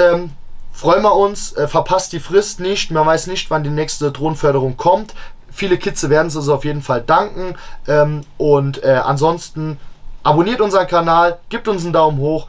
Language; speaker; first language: German; native; German